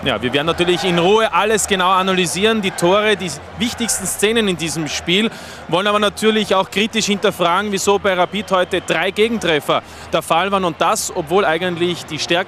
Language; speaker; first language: German; native; German